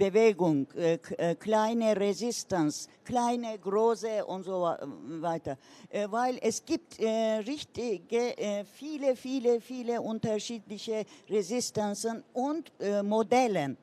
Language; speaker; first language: German; non-native, learner; Turkish